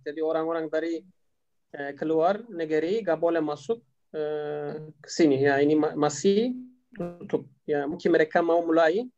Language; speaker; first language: Indonesian; non-native, learner; Turkish